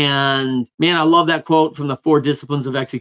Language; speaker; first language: English; native; English